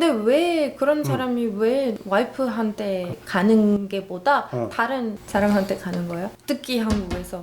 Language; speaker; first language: Korean; non-native, learner; Arabic